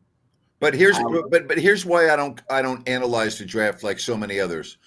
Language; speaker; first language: English; native; English